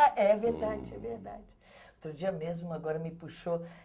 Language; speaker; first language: Portuguese; native; Portuguese